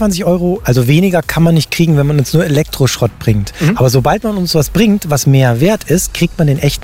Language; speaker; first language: German; native; German